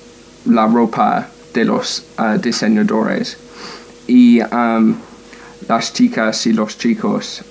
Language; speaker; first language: Spanish; non-native, learner; English